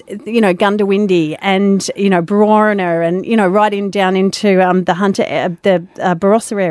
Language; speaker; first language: English; native; English